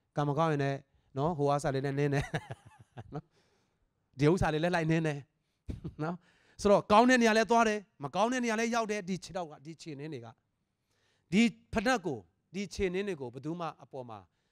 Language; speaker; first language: Burmese; non-native, local second language; Tedim Chin